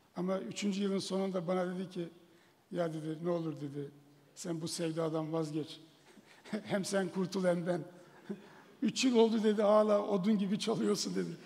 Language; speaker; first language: Turkish; native; Turkish